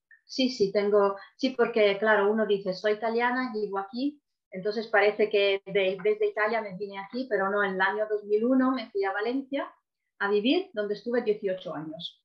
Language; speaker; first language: Spanish; non-native, fluent; Italian